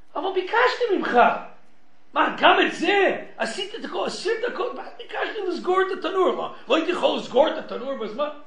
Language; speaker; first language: Hebrew; non-native, fluent; English